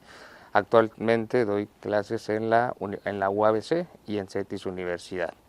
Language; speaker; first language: Spanish; native; Spanish